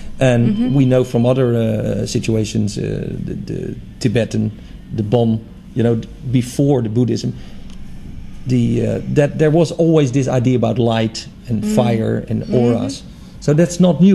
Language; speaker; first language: English; non-native, fluent; Dutch